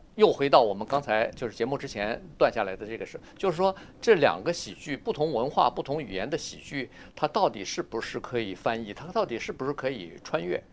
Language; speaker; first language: Chinese; native; Chinese